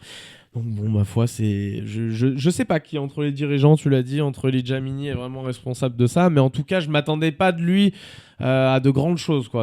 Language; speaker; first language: French; native; French